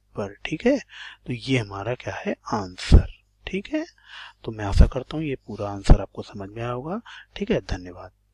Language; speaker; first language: Hindi; native; Hindi